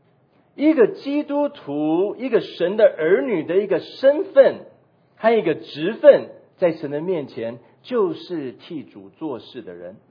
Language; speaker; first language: Chinese; native; Chinese